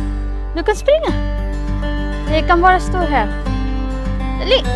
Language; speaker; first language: Swedish; non-native, learner; Filipino